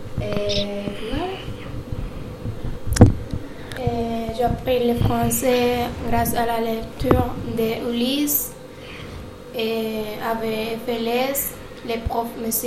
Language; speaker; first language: French; non-native, learner; Spanish